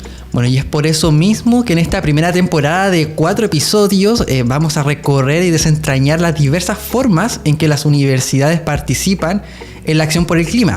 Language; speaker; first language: Spanish; native; Spanish